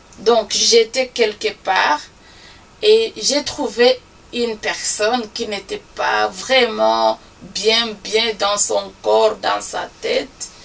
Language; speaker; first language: French; non-native, local second language; Swahili